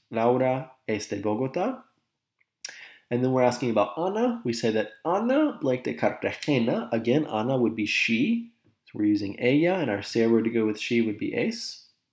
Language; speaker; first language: English; native; English